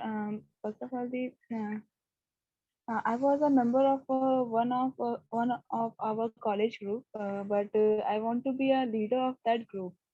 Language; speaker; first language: English; non-native, learner; Hindi